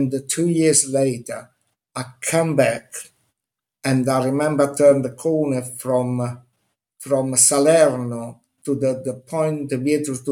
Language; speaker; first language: English; non-native, fluent; Italian